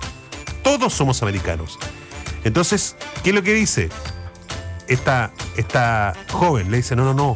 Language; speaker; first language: Spanish; native; Spanish